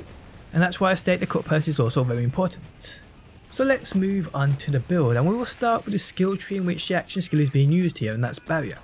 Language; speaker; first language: English; native; English